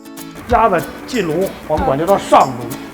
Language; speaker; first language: Chinese; native; Chinese